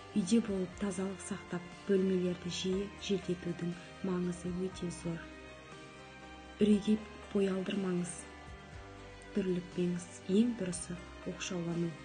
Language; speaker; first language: Kazakh; native; Kazakh